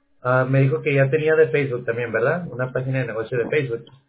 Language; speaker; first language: Spanish; native; Spanish